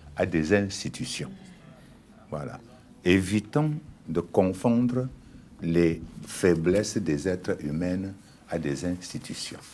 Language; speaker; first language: French; non-native, local second language; Ghomala